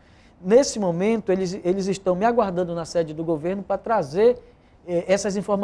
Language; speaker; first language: Portuguese; native; Portuguese